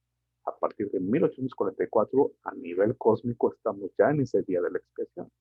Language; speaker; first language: Spanish; native; Spanish